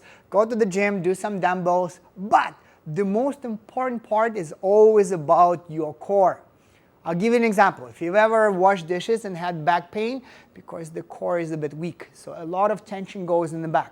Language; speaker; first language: English; non-native, fluent; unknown